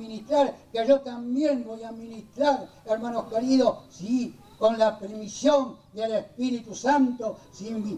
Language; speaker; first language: Spanish; native; Spanish